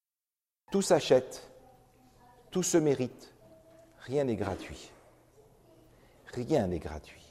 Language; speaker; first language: French; native; French